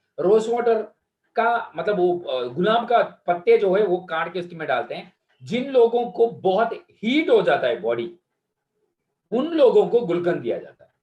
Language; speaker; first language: Hindi; non-native, local second language; Kannada